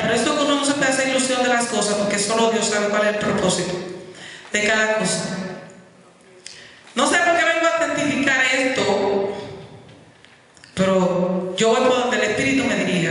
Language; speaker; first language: Spanish; native; Spanish